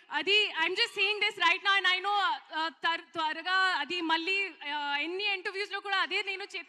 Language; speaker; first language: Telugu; non-native, learner; Hindi